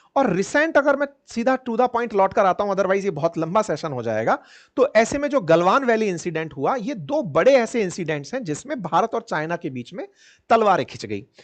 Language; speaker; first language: Hindi; native; Hindi